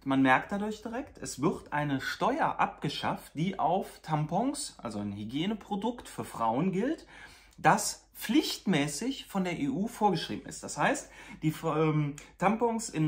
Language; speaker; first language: German; native; German